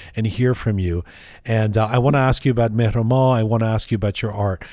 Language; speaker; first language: English; early bilingual, other home language; Persian